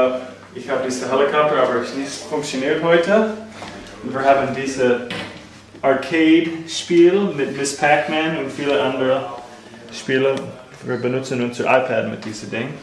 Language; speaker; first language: German; non-native, learner; English